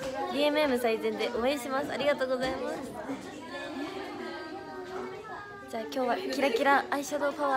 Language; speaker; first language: Japanese; native; Japanese